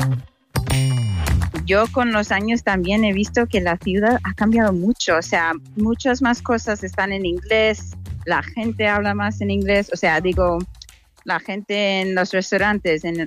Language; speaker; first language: Spanish; non-native, fluent; English